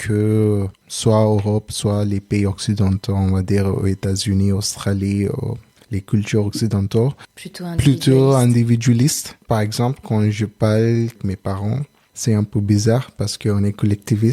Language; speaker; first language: French; non-native, learner; Telugu